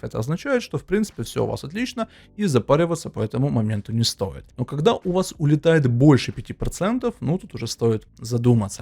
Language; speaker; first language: Russian; native; Russian